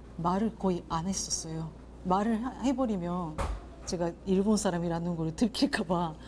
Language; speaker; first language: Korean; non-native, fluent; Japanese